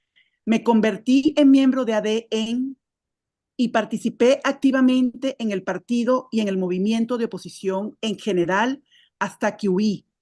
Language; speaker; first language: Spanish; native; Spanish